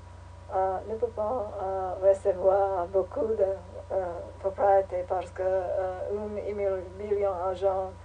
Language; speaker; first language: French; non-native, learner; English